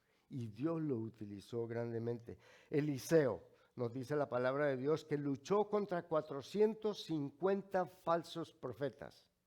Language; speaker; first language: Spanish; native; Spanish